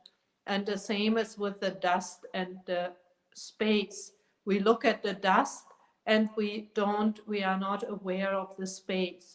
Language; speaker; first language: English; non-native, fluent; German